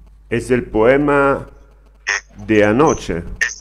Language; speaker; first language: Spanish; non-native, learner; Italian